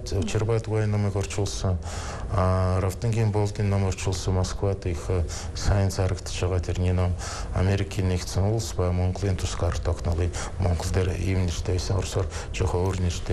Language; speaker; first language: Mongolian; non-native, fluent; Russian